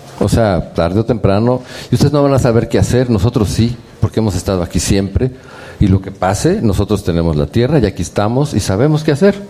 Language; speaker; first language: Spanish; native; Spanish